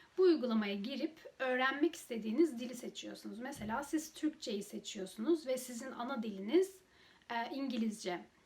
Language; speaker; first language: Turkish; native; Turkish